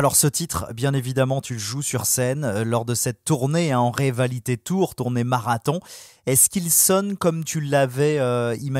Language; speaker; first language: French; native; French